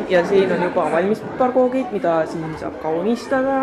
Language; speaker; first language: Estonian; native; Estonian